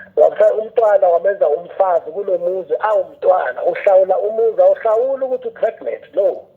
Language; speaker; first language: Zulu; non-native, local second language; South Ndebele